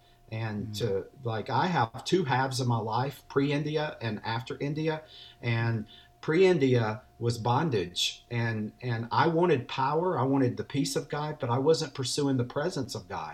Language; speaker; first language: English; native; English